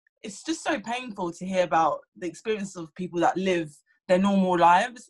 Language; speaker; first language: English; native; English